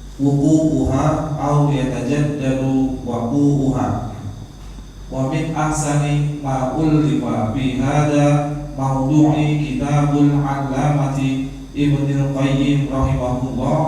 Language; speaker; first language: Arabic; non-native, learner; Indonesian